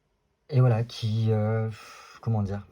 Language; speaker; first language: French; native; French